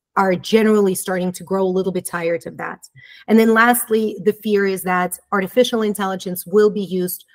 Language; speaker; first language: English; early bilingual, other home language; Romanian